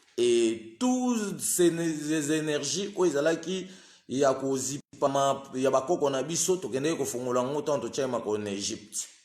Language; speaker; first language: Lingala; non-native, local second language; Kongo